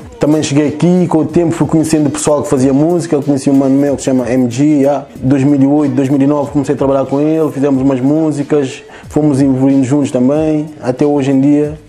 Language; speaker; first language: Portuguese; early bilingual, other home language; Kabuverdianu